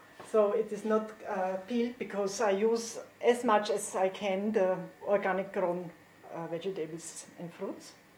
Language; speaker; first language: English; non-native, fluent; German